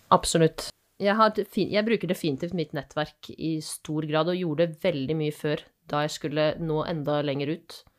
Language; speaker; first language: Norwegian; native; Norwegian